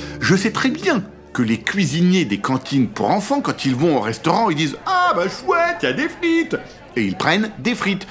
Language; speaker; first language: French; native; French